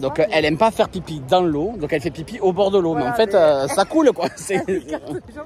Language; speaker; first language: French; native; French